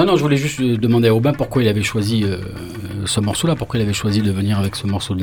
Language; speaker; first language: French; native; French